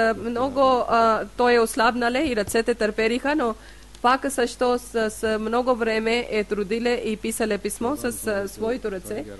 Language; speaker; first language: Bulgarian; non-native, learner; Urdu